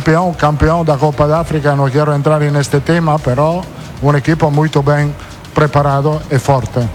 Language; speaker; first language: Portuguese; non-native, learner; Italian